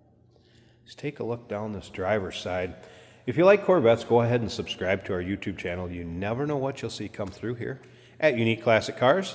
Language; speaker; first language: English; native; English